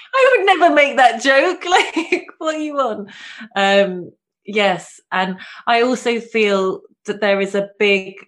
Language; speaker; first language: English; native; English